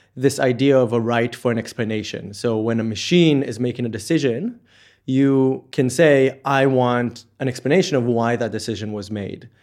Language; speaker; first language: English; non-native, fluent; Hebrew